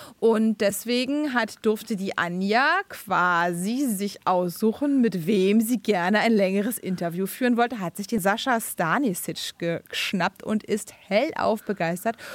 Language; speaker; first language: German; native; German